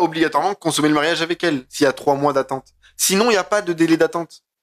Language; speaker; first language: French; native; French